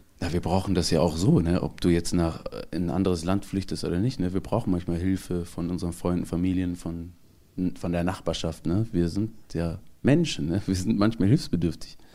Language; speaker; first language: German; early bilingual, other home language; Tigrinya